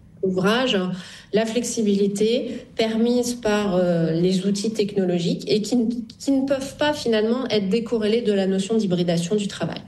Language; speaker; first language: French; native; French